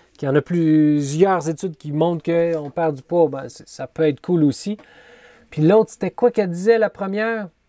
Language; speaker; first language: French; native; French